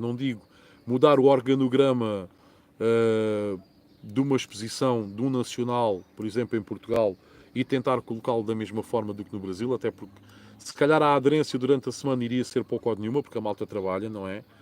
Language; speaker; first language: Portuguese; native; Portuguese